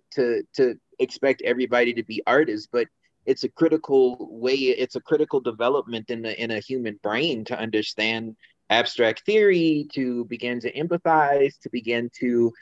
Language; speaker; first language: English; native; English